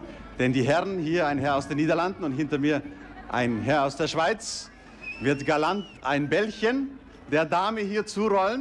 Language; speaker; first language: German; native; German